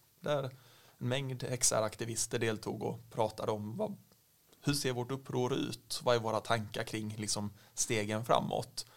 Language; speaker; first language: Swedish; native; Swedish